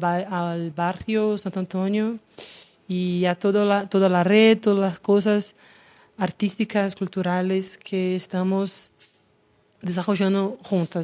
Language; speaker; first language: Spanish; non-native, learner; Portuguese